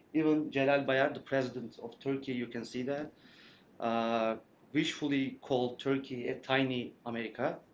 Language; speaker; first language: English; non-native, fluent; Turkish